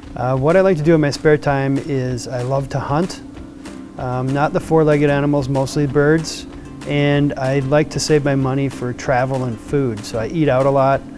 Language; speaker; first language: English; native; English